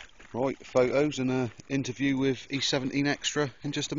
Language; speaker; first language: English; native; English